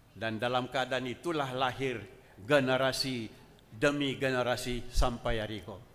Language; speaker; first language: Malay; native; Malay